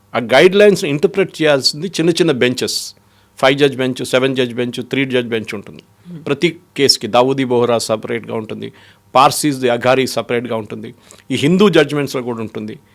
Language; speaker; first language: Telugu; non-native, fluent; Malayalam